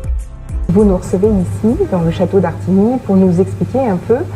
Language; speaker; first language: French; native; French